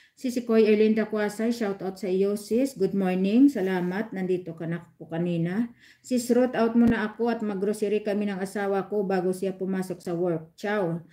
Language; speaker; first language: Filipino; non-native, local second language; Hiligaynon